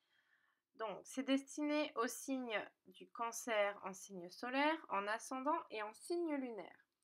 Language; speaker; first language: French; native; French